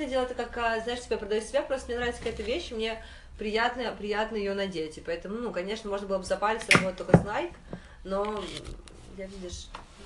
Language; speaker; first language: Russian; native; Russian